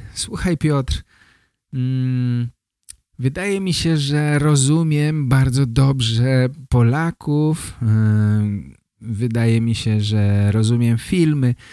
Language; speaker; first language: Polish; native; Polish